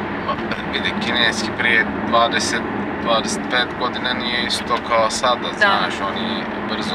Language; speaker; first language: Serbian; non-native, learner; Turkish